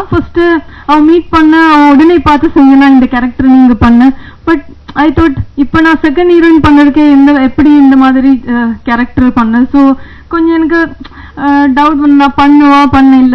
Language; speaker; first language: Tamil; non-native, learner; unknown